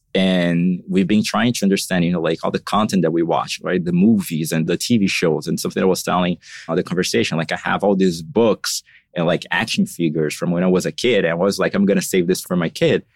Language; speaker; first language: English; non-native, fluent; Portuguese